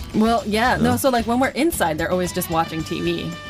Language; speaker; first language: English; native; English